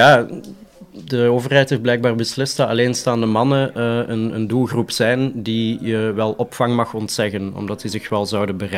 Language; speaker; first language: Dutch; native; Dutch